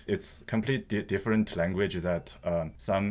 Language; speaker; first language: English; non-native, fluent; Chinese